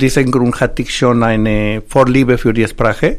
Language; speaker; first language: German; non-native, fluent; Spanish